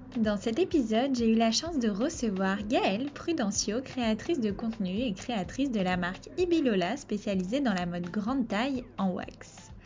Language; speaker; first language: French; native; French